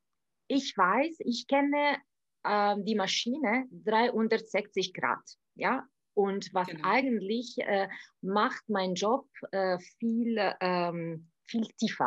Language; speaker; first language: German; non-native, fluent; Italian